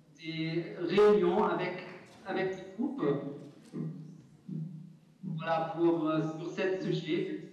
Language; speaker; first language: French; non-native, fluent; German